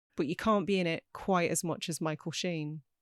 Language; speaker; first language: English; native; English